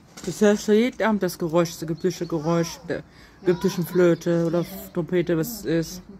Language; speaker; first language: German; native; German